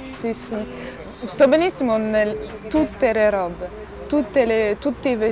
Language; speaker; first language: Italian; non-native, learner; Albanian